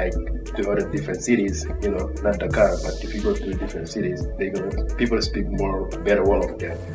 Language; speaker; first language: English; non-native, fluent; Wolof